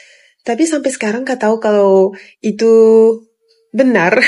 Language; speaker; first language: Indonesian; non-native, fluent; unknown